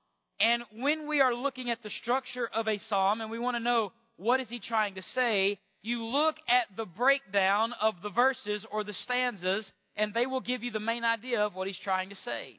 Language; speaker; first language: English; native; English